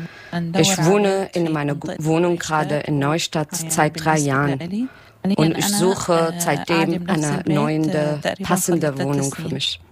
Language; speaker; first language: German; non-native, learner; Arabic